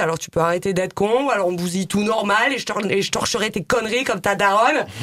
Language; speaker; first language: French; native; French